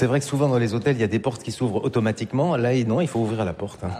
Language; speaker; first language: French; native; French